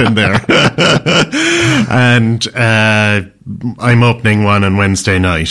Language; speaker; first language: English; native; English